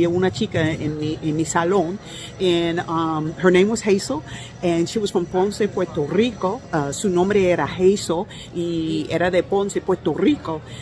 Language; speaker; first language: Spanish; non-native, learner; English